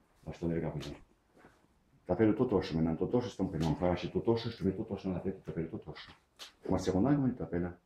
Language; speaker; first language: French; native; French